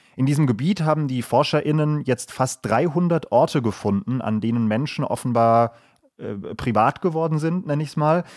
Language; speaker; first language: German; native; German